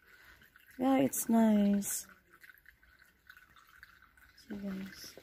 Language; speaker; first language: English; non-native, learner; Filipino